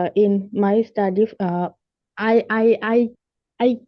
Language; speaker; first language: English; non-native, local second language; Bangla